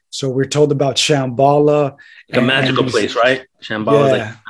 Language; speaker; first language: English; native; English